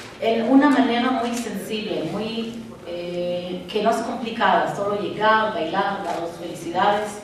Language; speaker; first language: Spanish; non-native, fluent; Hebrew